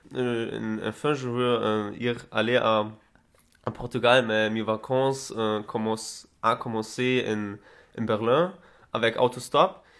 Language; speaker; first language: French; non-native, learner; German